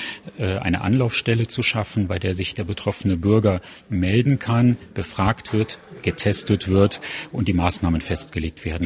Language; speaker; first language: German; native; German